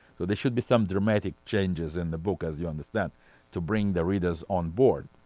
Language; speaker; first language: English; non-native, fluent; Russian